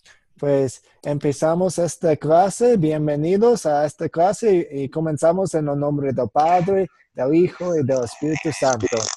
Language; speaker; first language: Spanish; non-native, fluent; English